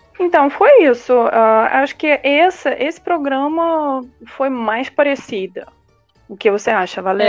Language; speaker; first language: Portuguese; non-native, fluent; Russian